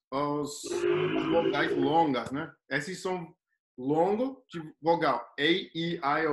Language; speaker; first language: Portuguese; non-native, learner; Spanish